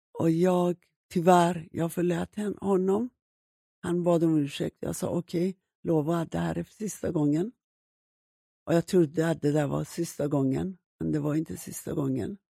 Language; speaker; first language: Swedish; non-native, fluent; Persian